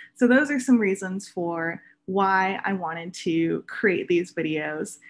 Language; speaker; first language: English; native; English